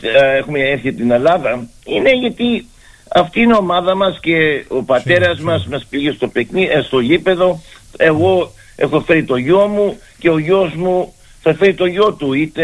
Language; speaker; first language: Greek; early bilingual, heritage; Greek